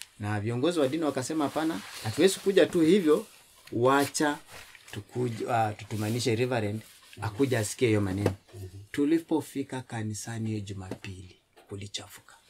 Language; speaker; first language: Swahili; non-native, local second language; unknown